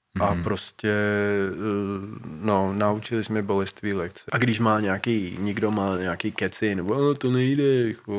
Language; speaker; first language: Czech; non-native, fluent; English